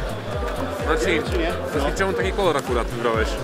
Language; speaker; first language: Polish; native; Polish